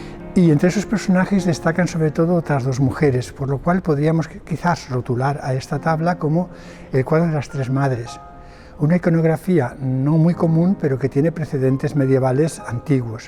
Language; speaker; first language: Spanish; native; Spanish